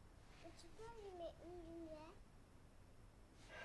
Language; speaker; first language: French; early bilingual, heritage; French